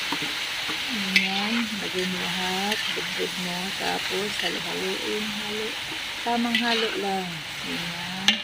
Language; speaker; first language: Filipino; non-native, local second language; Cebuano